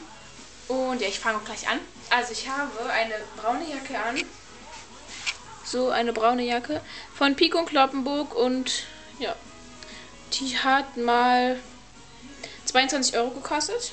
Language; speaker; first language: German; native; German